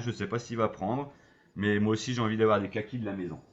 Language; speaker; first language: French; native; French